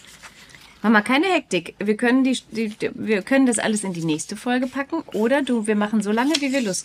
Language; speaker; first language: German; native; German